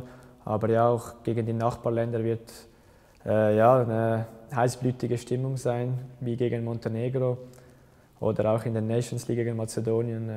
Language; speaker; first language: German; early bilingual, other home language; Albanian